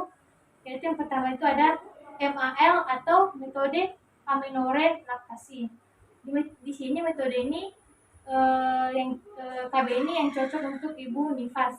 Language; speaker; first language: Indonesian; native; Indonesian